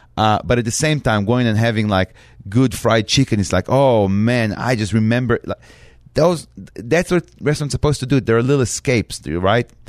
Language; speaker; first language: English; non-native, fluent; Hebrew